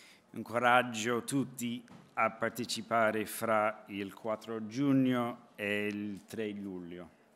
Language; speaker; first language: Italian; non-native, fluent; English